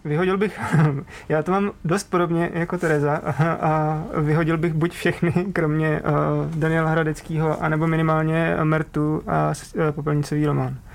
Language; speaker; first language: Czech; native; Czech